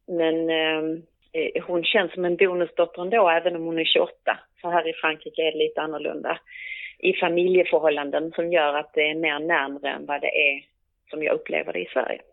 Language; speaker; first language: Swedish; native; Swedish